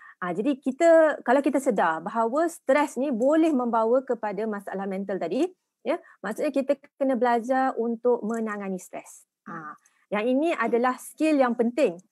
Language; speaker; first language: Malay; native; Malay